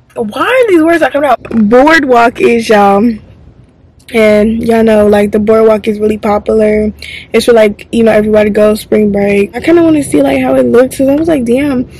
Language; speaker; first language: English; native; English